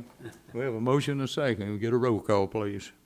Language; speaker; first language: English; native; English